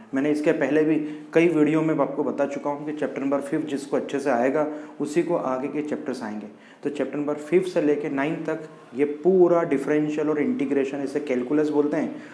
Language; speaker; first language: Hindi; native; Hindi